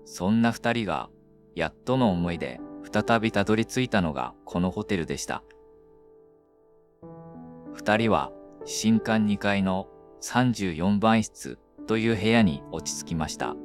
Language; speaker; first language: Japanese; native; Japanese